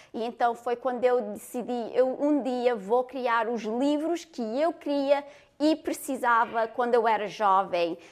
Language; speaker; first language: Portuguese; early bilingual, heritage; Portuguese